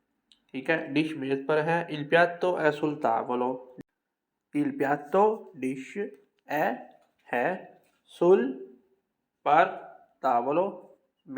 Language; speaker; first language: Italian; non-native, fluent; Urdu